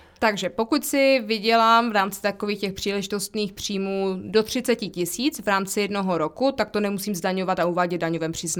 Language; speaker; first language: Czech; native; Czech